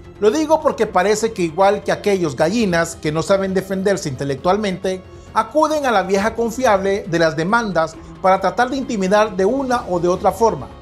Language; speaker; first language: Spanish; native; Spanish